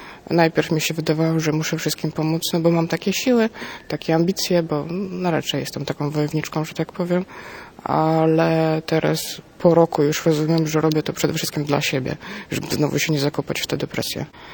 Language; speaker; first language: Polish; non-native, fluent; Ukrainian